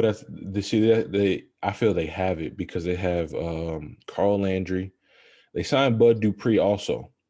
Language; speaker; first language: English; native; English